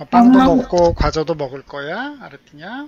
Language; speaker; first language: Korean; native; Korean